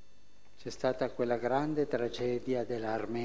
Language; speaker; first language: Italian; early bilingual, heritage; Spanish